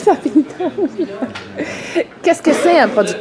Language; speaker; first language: French; native; French